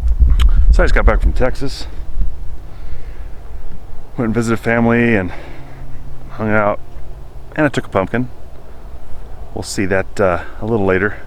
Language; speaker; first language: English; native; English